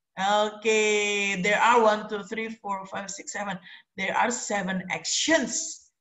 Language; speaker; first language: English; non-native, fluent; Indonesian